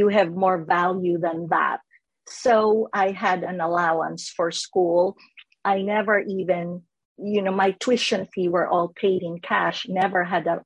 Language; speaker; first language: English; non-native, local second language; Filipino